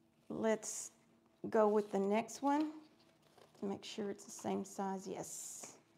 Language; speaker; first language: English; early bilingual, other home language; Spanish